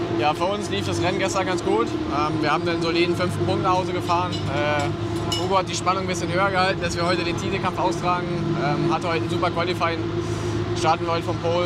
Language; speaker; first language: German; native; German